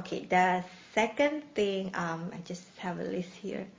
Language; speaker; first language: English; non-native, fluent; Indonesian